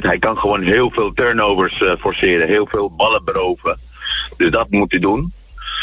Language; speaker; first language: Dutch; non-native, fluent; Spanish